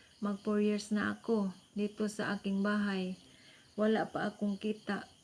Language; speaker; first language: Filipino; non-native, local second language; Cebuano